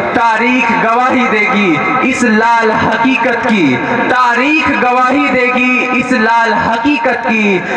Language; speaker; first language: Hindi; native; Hindi